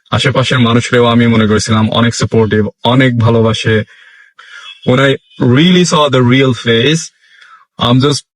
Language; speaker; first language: Bangla; early bilingual, heritage; Bangla